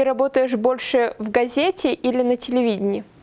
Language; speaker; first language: Russian; native; Russian